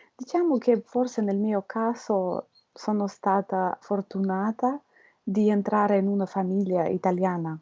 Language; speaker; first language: Italian; non-native, learner; Russian